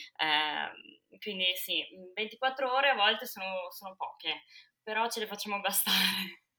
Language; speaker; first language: Italian; native; Italian